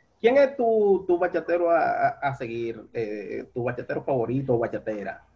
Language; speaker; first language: Spanish; native; Spanish